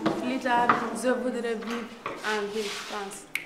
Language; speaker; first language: French; non-native, local second language; Fula